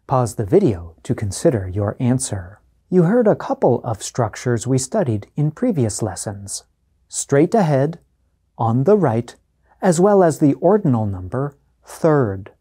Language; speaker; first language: English; native; English